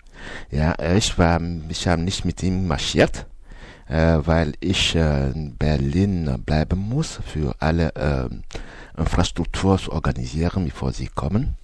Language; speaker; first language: German; non-native, learner; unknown